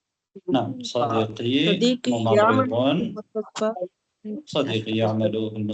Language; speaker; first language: Arabic; non-native, fluent; Tamil